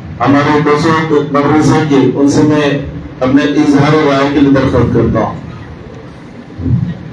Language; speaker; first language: Urdu; non-native, local second language; Bangla